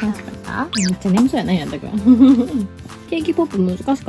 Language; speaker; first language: Japanese; native; Japanese